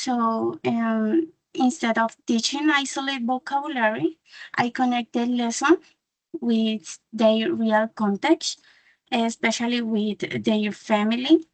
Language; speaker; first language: English; non-native, learner; Spanish